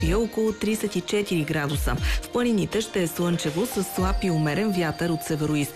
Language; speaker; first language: Bulgarian; native; Bulgarian